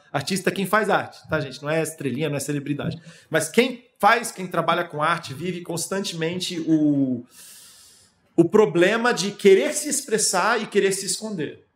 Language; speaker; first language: Portuguese; non-native, fluent; German